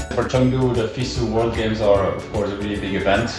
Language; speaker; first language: English; non-native, fluent; Dutch